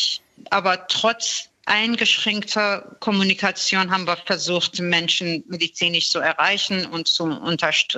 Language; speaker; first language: German; non-native, fluent; Persian